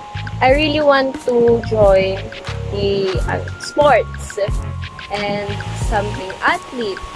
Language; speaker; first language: English; non-native, local second language; Filipino